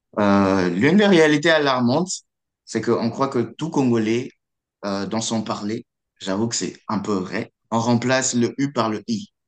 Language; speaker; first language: French; non-native, local second language; Lingala